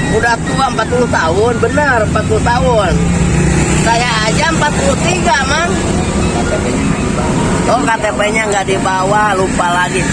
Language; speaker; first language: Indonesian; non-native, local second language; Sundanese